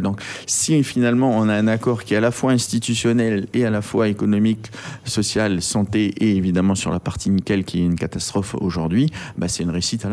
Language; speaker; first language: French; native; French